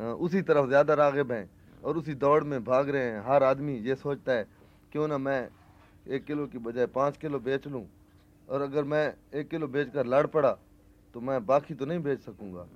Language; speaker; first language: Urdu; non-native, local second language; Saraiki